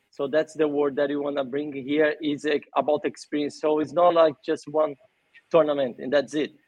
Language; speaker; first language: English; non-native, fluent; Portuguese